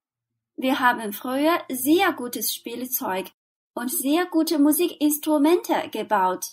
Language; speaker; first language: German; non-native, fluent; Chinese